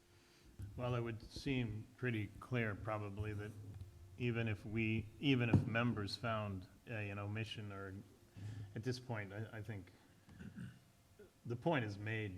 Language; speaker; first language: English; native; English